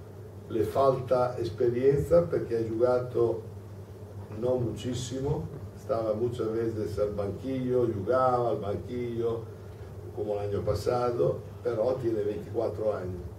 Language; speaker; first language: Spanish; non-native, learner; Italian